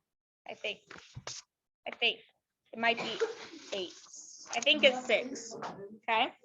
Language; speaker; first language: English; native; English